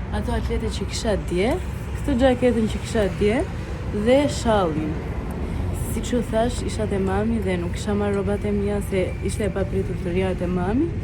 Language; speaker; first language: Albanian; early bilingual, heritage; Albanian